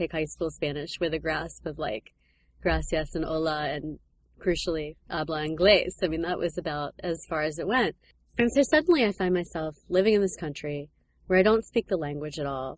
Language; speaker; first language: English; native; English